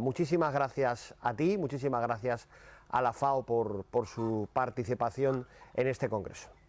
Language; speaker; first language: Spanish; native; Spanish